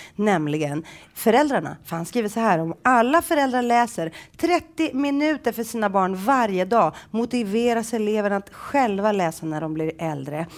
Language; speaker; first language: Swedish; early bilingual, other home language; Greek